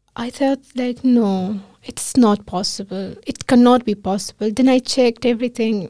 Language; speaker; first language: English; non-native, fluent; Pashto